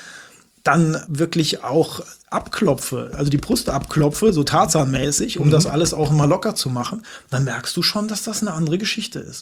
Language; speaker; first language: German; native; German